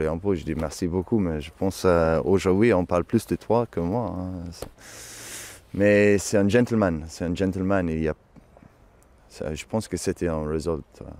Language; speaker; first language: French; non-native, fluent; English